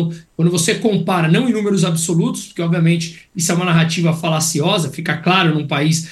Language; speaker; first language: Portuguese; native; Portuguese